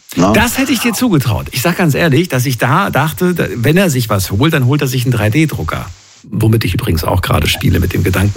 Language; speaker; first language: German; native; German